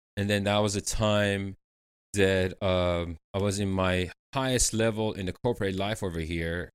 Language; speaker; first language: English; non-native, fluent; Persian